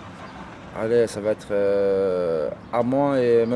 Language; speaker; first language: French; native; French